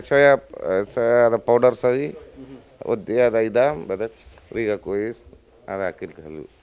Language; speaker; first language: Arabic; non-native, learner; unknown